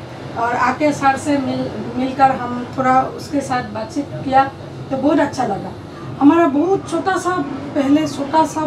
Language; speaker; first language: Hindi; non-native, local second language; Assamese